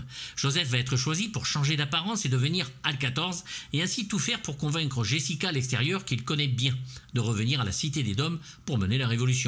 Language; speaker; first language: French; native; French